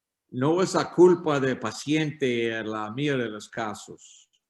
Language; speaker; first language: Spanish; non-native, learner; English